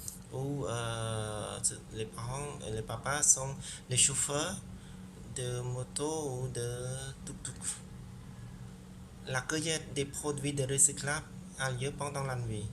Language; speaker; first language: French; non-native, learner; Khmer